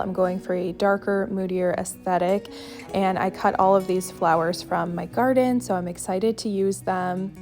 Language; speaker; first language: English; native; English